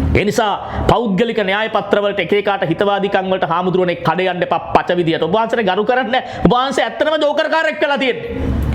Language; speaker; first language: Sinhala; native; Sinhala